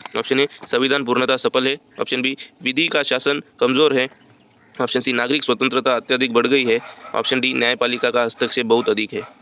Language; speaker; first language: Hindi; non-native, local second language; Marathi